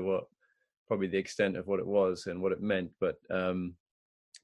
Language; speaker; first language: English; native; English